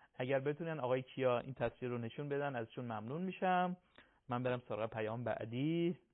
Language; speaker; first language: Persian; native; Persian